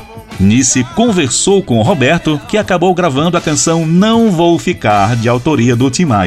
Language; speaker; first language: Portuguese; native; Portuguese